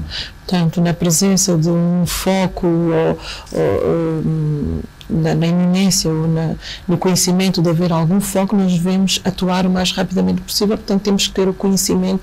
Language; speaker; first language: Portuguese; native; Portuguese